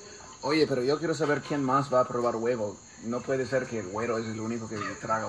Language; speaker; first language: Spanish; non-native, fluent; English